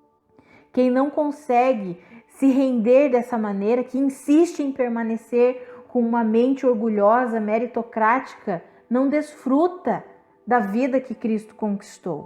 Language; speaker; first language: Portuguese; native; Portuguese